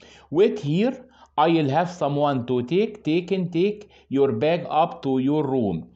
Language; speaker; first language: English; non-native, fluent; Arabic